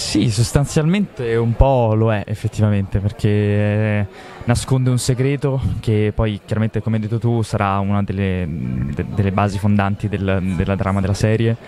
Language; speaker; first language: Italian; native; Italian